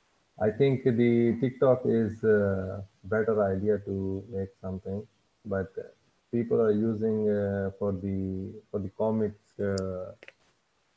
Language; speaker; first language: English; non-native, fluent; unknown